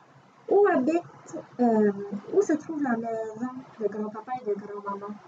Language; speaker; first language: French; native; French